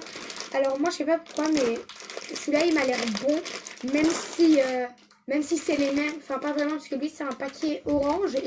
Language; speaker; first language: French; native; French